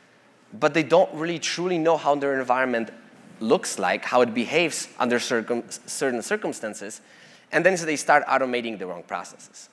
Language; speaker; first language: English; non-native, fluent; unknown